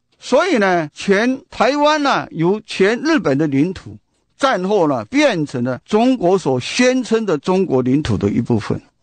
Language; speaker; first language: Chinese; non-native, local second language; Min Nan Chinese